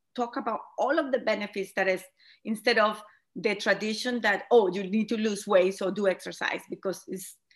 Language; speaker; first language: English; non-native, fluent; Spanish